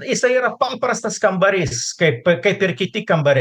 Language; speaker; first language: Lithuanian; non-native, local second language; Russian